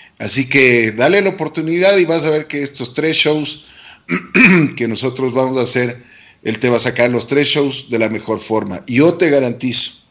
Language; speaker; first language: Spanish; native; Spanish